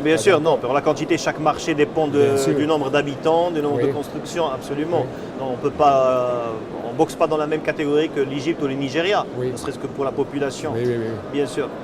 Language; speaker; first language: French; non-native, local second language; Arabic